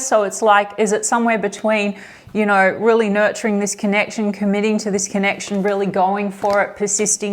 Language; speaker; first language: English; native; English